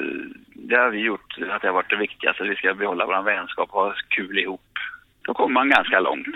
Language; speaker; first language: Swedish; native; Swedish